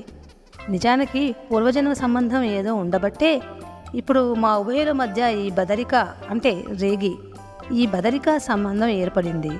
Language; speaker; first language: Telugu; native; Telugu